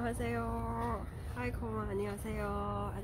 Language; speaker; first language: Korean; non-native, learner; English